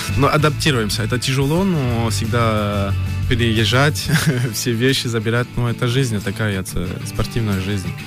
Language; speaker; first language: Russian; early bilingual, heritage; Russian